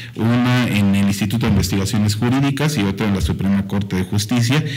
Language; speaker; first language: Spanish; native; Spanish